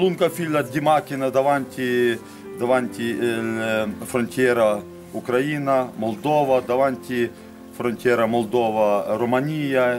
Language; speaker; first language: Italian; non-native, learner; Ukrainian